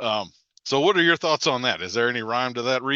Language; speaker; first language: English; native; English